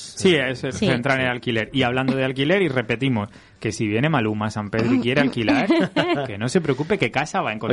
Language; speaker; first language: Spanish; native; Spanish